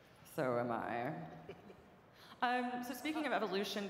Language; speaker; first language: English; native; English